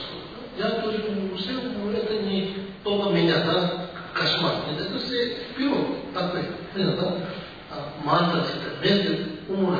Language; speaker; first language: Russian; non-native, learner; Tibetan